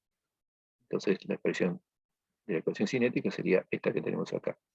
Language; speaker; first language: Spanish; native; Spanish